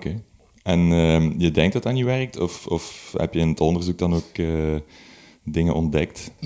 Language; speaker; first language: Dutch; native; Dutch